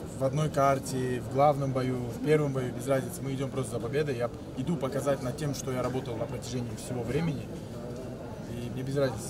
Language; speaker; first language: Russian; non-native, local second language; Uzbek